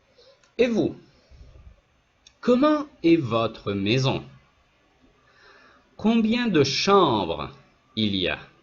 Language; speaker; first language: French; non-native, fluent; Spanish